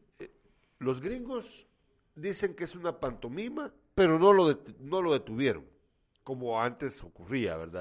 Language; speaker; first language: Spanish; native; Spanish